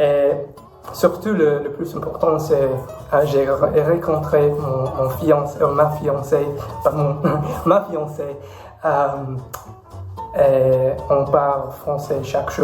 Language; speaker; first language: French; non-native, fluent; English